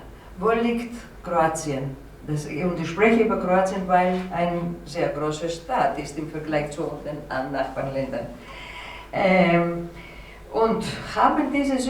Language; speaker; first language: German; non-native, fluent; Greek